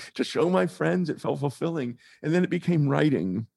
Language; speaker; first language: English; native; English